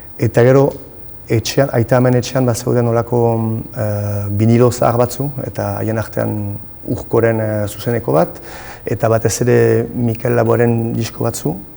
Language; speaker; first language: Basque; native; Basque